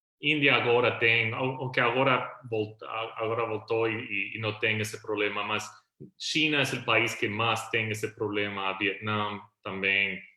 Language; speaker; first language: Portuguese; non-native, fluent; Spanish